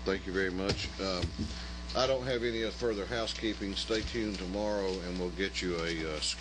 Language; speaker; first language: English; native; English